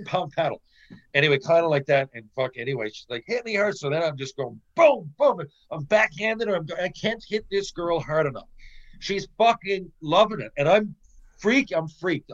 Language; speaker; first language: English; native; English